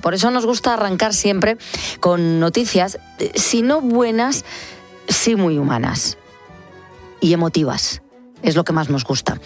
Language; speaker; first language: Spanish; native; Spanish